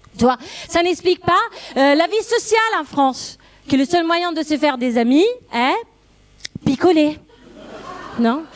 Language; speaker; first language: French; non-native, fluent; Italian